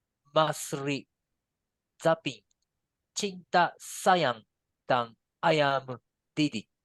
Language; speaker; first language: Indonesian; non-native, learner; Japanese